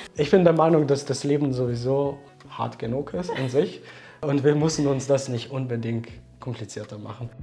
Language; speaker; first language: German; non-native, fluent; Slovenian